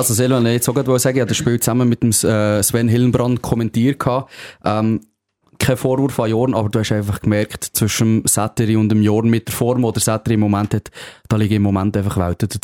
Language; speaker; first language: German; native; German